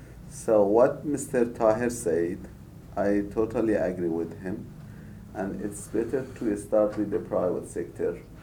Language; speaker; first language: English; non-native, fluent; Persian